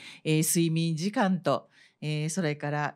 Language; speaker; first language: Japanese; native; Japanese